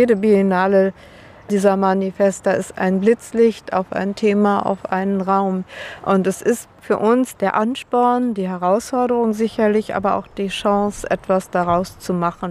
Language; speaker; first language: German; native; German